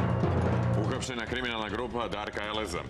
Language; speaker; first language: Serbian; native; Serbian